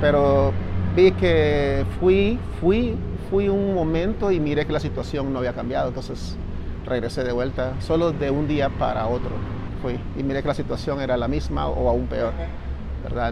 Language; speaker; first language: Spanish; native; Spanish